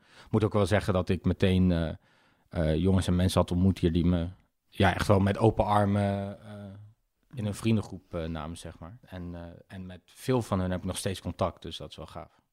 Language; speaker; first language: Dutch; native; Dutch